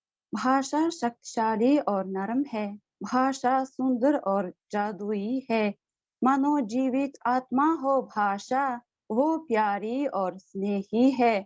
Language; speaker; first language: Hindi; non-native, learner; Uzbek